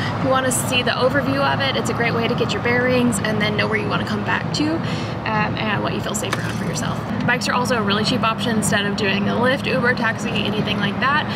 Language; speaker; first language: English; native; English